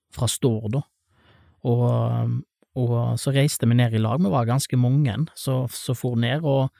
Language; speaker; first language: Norwegian; native; Norwegian